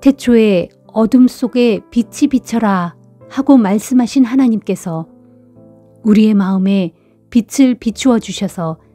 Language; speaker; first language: Korean; native; Korean